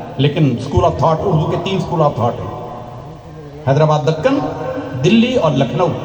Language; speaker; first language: Urdu; non-native, local second language; Punjabi